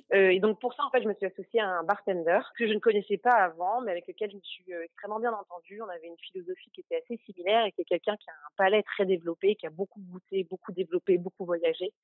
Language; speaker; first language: French; native; French